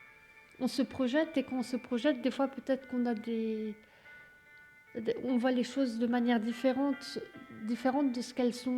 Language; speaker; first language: French; native; French